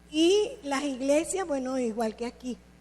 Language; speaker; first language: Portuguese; non-native, learner; Spanish